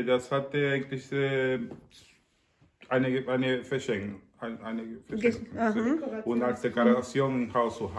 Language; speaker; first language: German; non-native, learner; Spanish